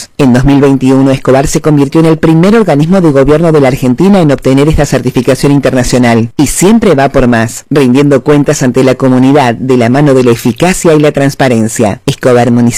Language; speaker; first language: Spanish; native; Spanish